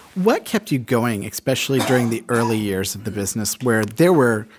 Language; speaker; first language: English; native; English